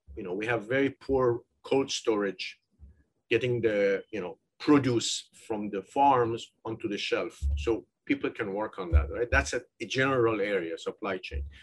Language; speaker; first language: English; non-native, fluent; Persian